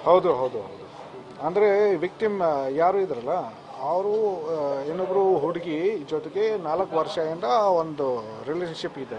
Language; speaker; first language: Kannada; non-native, fluent; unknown